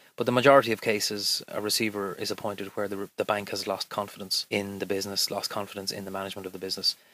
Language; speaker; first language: English; native; English